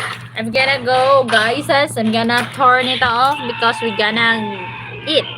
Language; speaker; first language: English; non-native, local second language; Cebuano